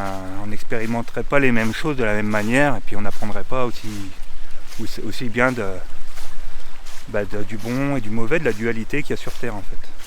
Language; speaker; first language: French; native; French